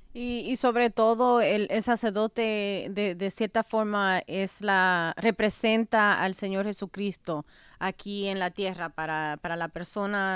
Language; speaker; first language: Spanish; native; Spanish